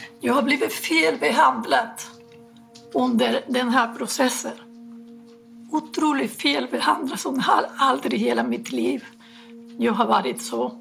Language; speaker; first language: Swedish; non-native, fluent; Spanish